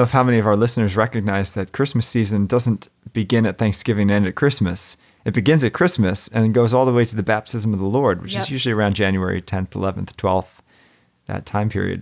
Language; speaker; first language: English; native; English